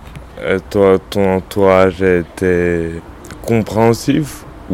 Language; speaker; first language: French; native; French